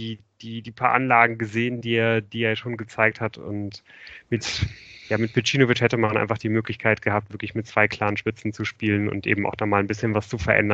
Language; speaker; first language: German; native; German